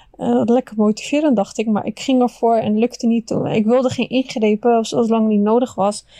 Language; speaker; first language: Dutch; early bilingual, other home language; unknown